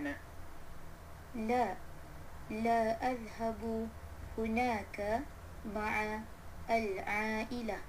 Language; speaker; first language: Arabic; non-native, learner; Malay